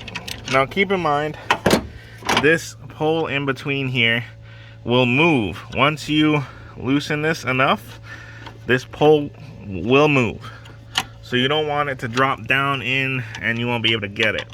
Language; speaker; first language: English; native; English